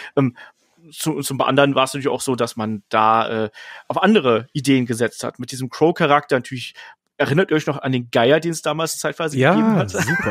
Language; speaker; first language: German; native; German